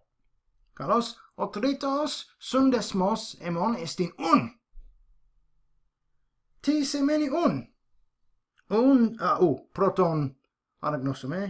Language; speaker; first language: Greek; non-native, fluent; English